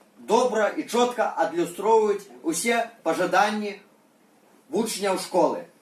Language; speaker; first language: Belarusian; non-native, local second language; Russian